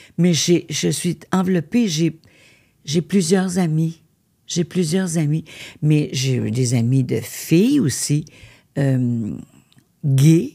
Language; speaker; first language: French; native; French